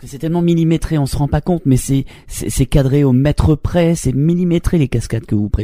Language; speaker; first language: French; native; French